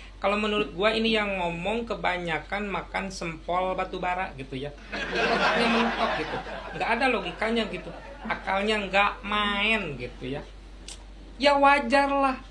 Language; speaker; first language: Indonesian; native; Indonesian